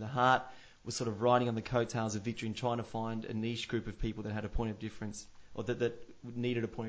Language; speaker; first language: English; native; English